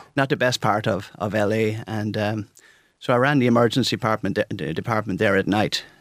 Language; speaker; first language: English; native; English